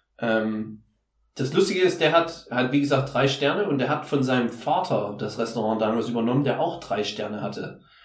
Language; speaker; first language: German; native; German